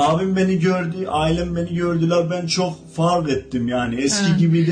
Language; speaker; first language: Turkish; non-native, local second language; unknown